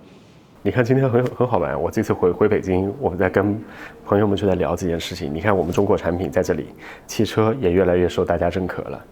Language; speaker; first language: Chinese; native; Chinese